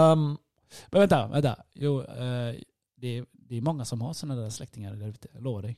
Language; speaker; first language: Swedish; early bilingual, other home language; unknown